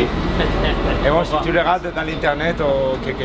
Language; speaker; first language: French; non-native, learner; Spanish